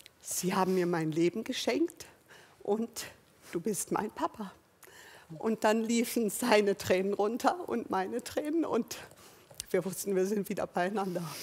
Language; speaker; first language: German; early bilingual, other home language; English